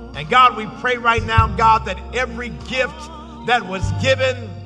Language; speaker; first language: English; native; English